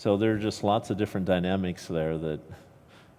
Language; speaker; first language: English; native; English